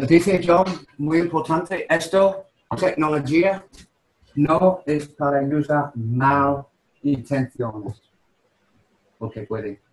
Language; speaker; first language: Spanish; non-native, learner; English